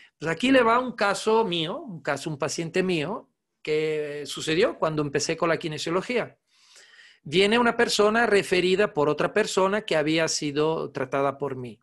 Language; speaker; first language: Spanish; non-native, fluent; Italian